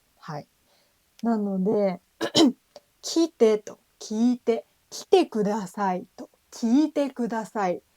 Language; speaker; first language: Japanese; native; Japanese